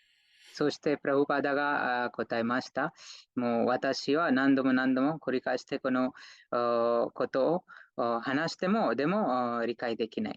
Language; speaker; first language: Japanese; non-native, fluent; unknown